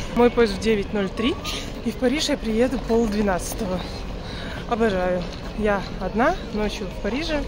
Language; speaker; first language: Russian; native; Russian